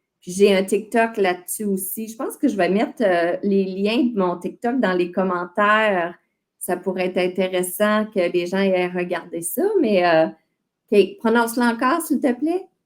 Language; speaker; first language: French; native; French